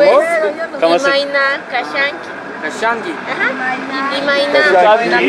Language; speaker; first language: Spanish; non-native, learner; Polish